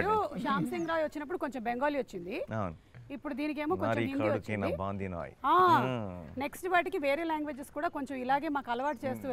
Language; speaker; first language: Telugu; native; Telugu